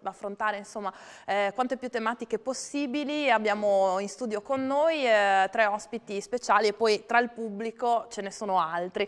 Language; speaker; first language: Italian; native; Italian